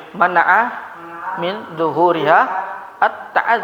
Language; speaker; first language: Arabic; non-native, fluent; Indonesian